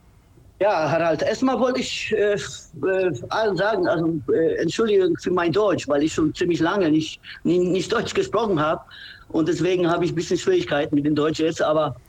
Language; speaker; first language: German; non-native, fluent; Polish